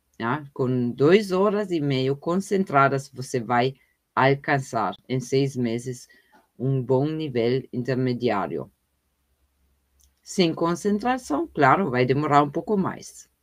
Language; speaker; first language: Portuguese; non-native, fluent; German